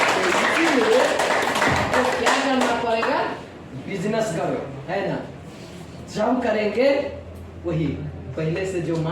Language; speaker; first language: Hindi; non-native, local second language; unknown